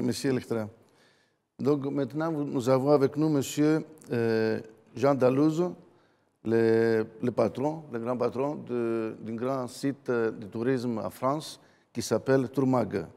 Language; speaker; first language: French; non-native, fluent; Greek